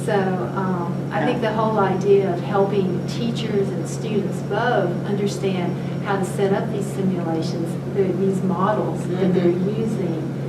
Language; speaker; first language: English; native; English